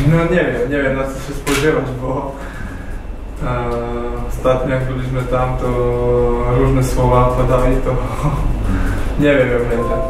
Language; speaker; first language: Polish; non-native, fluent; Slovak